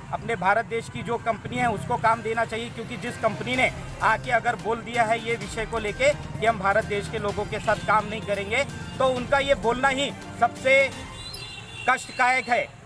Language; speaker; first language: Hindi; native; Hindi